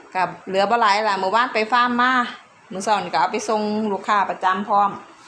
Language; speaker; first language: Thai; native; Thai